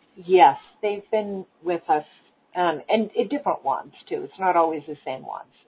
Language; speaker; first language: English; native; English